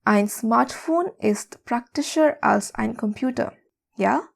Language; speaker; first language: German; non-native, fluent; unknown